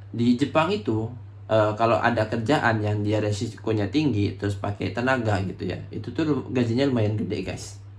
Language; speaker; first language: Indonesian; native; Indonesian